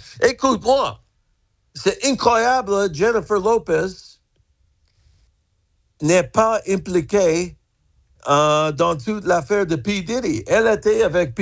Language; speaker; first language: French; non-native, fluent; English